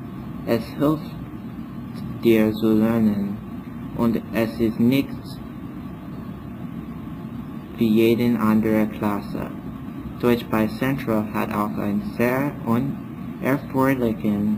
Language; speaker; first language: German; non-native, learner; English